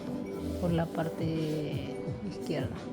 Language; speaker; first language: Spanish; non-native, fluent; Russian